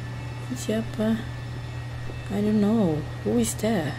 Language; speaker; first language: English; non-native, learner; Indonesian